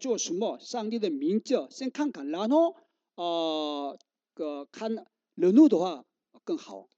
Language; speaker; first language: Chinese; non-native, learner; Korean